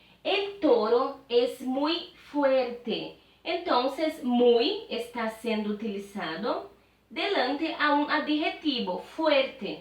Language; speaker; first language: Spanish; non-native, fluent; Portuguese